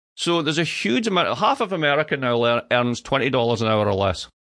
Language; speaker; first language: English; native; English